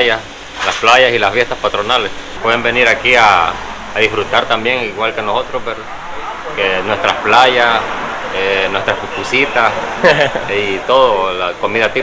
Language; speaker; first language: Spanish; native; Spanish